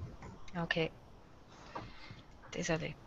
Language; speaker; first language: French; native; French